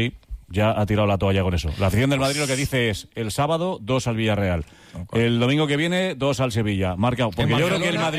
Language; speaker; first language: Spanish; native; Spanish